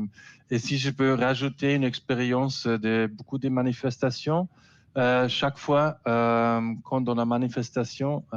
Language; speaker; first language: French; non-native, learner; German